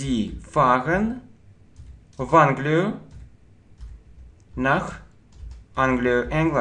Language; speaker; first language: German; non-native, fluent; Russian